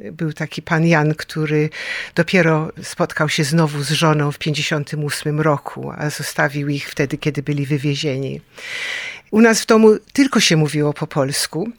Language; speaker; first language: Polish; early bilingual, heritage; Polish